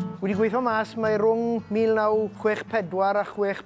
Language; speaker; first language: Welsh; native; Welsh